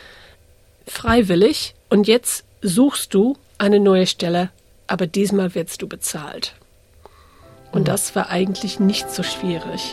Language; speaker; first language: German; non-native, fluent; English